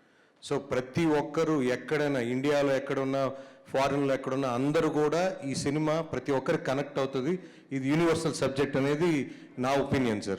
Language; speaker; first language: Telugu; native; Telugu